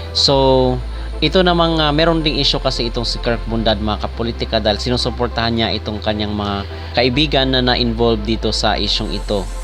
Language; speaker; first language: Filipino; native; Filipino